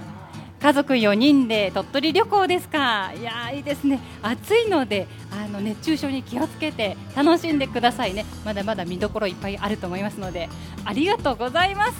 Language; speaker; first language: Japanese; native; Japanese